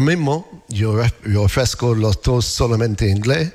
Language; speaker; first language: Spanish; non-native, learner; English